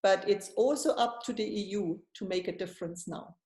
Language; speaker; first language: English; non-native, fluent; German